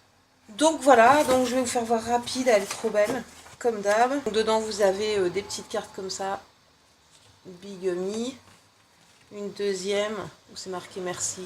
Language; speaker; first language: French; native; French